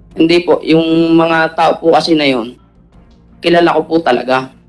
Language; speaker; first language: Filipino; native; Filipino